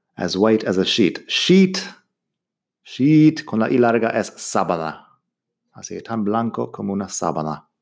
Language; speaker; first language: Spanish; non-native, fluent; English